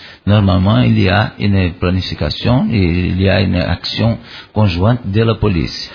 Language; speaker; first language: French; non-native, learner; Portuguese